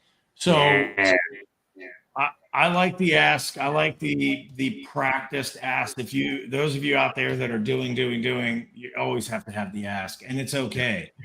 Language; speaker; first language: English; native; English